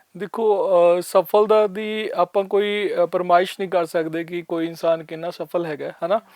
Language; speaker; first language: Punjabi; native; Punjabi